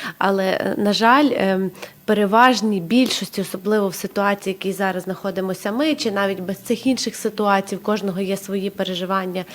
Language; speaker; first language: Ukrainian; native; Ukrainian